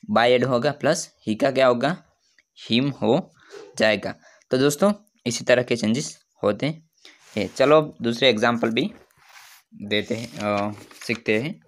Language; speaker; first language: Hindi; non-native, local second language; Gujarati